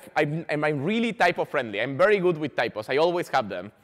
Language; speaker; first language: English; non-native, fluent; Spanish